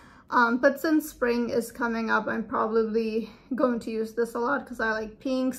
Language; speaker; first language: English; native; English